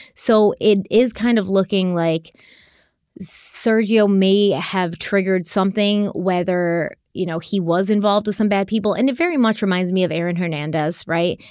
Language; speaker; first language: English; native; English